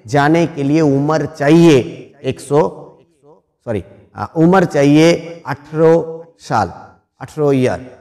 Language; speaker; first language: Hindi; non-native, local second language; Bangla